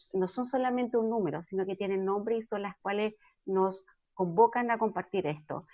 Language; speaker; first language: Spanish; native; Spanish